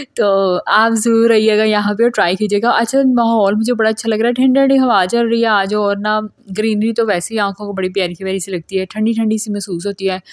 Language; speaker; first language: Urdu; non-native, local second language; Punjabi